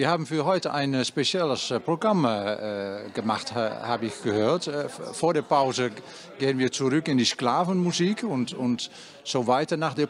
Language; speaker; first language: Dutch; native; Dutch